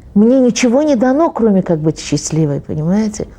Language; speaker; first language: Russian; non-native, local second language; Azerbaijani